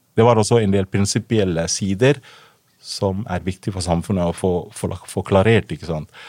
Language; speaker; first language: Norwegian; non-native, fluent; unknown